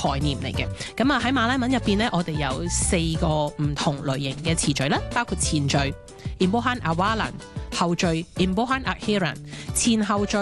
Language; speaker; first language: Cantonese; early bilingual, heritage; Cantonese